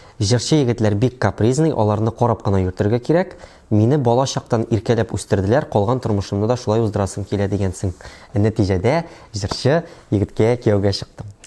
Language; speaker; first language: Tatar; native; Tatar